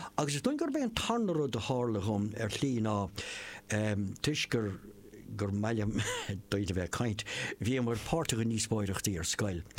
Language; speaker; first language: Irish; non-native, local second language; English